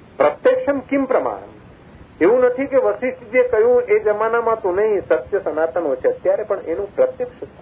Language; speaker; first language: Gujarati; non-native, local second language; Sindhi